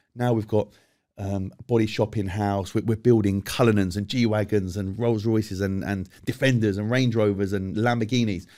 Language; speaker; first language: English; native; English